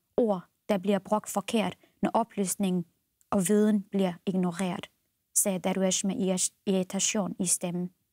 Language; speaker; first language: Danish; non-native, fluent; Central Kurdish